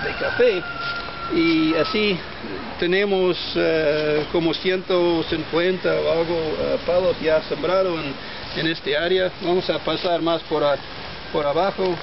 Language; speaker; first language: Spanish; non-native, fluent; English